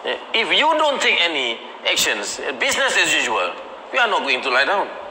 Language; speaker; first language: English; non-native, local second language; Malay